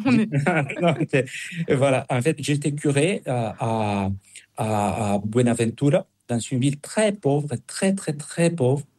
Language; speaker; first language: French; non-native, fluent; Spanish